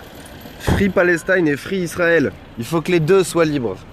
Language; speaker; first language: French; native; French